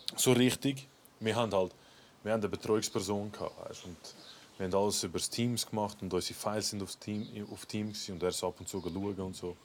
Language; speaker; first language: German; early bilingual, other home language; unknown